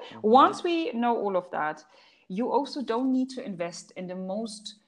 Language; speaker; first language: English; non-native, fluent; German